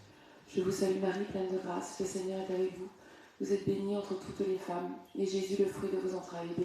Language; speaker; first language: French; native; French